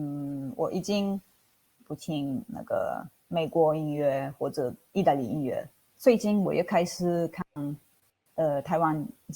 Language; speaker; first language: Chinese; non-native, fluent; Italian